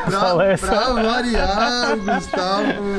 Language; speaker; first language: Portuguese; native; Portuguese